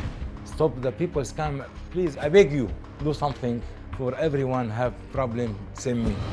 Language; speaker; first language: English; non-native, learner; Arabic